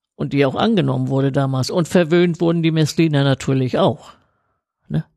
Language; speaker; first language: German; native; German